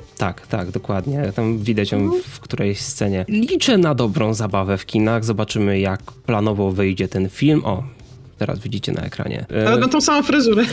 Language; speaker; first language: Polish; native; Polish